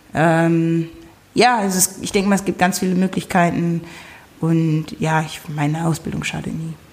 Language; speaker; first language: German; native; German